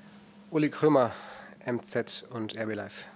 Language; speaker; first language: German; native; German